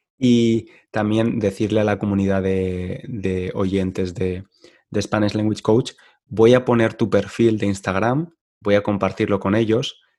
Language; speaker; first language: Spanish; native; Spanish